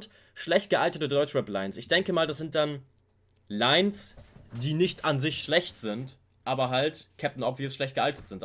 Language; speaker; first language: German; native; German